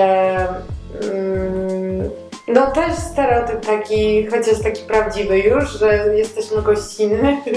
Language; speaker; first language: Polish; non-native, learner; Georgian